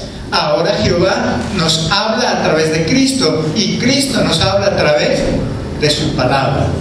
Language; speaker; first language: Spanish; native; Spanish